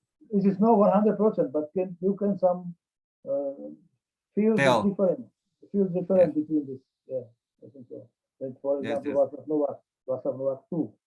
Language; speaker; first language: English; non-native, learner; Czech